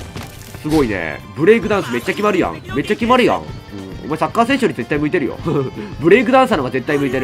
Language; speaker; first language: Japanese; native; Japanese